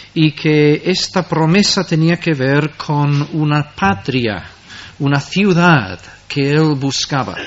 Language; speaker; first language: Spanish; non-native, fluent; English